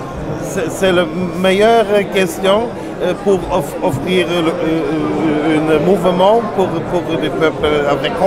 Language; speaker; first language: French; non-native, learner; German